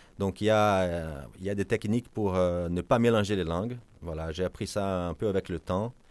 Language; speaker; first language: French; non-native, fluent; Portuguese